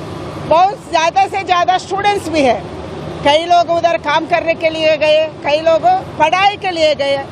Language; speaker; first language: Hindi; non-native, local second language; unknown